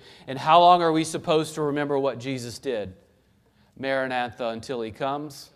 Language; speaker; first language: English; native; English